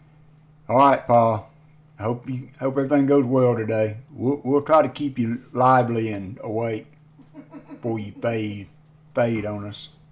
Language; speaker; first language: English; native; English